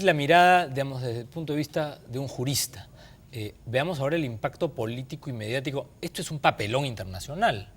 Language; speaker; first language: Spanish; native; Spanish